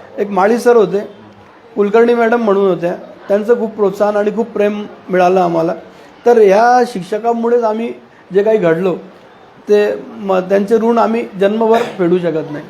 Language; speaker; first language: Marathi; non-native, local second language; Urdu